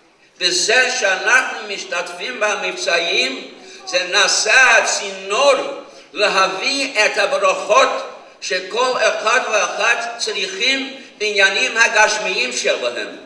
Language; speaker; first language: Hebrew; non-native, fluent; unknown